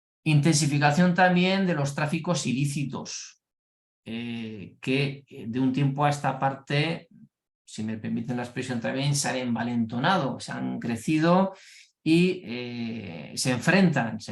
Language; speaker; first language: Spanish; native; Spanish